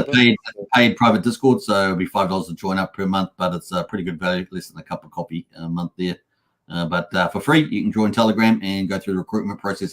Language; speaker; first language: English; native; English